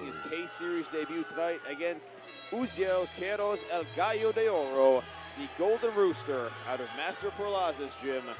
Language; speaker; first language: English; native; English